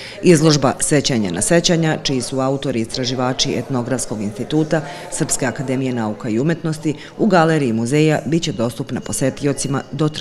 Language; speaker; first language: Serbian; native; Serbian